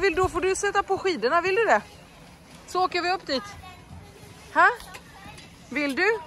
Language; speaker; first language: Swedish; native; Swedish